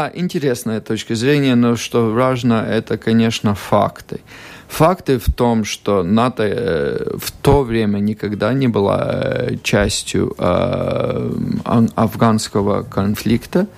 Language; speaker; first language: Russian; non-native, local second language; Latvian